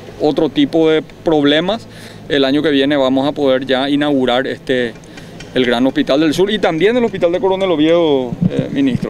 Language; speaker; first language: Spanish; native; Spanish